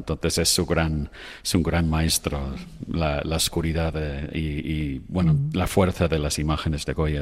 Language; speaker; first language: Spanish; non-native, fluent; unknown